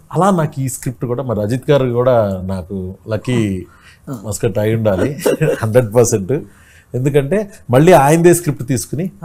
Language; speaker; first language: Telugu; native; Telugu